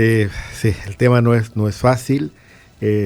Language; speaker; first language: Spanish; native; Spanish